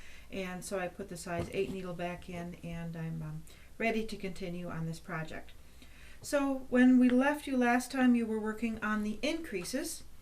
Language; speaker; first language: English; native; English